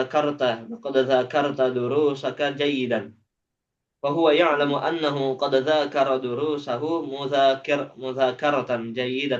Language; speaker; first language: Arabic; non-native, learner; Indonesian